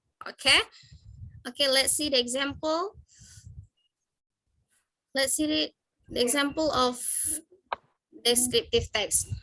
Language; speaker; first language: English; non-native, fluent; Indonesian